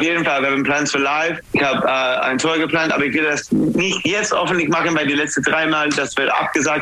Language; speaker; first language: German; non-native, fluent; English